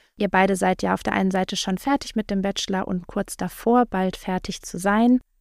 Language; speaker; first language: German; native; German